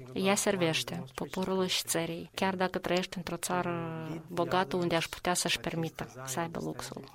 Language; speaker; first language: Romanian; non-native, fluent; Albanian